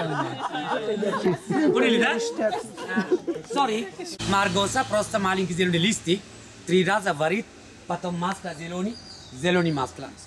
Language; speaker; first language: Russian; non-native, learner; Sinhala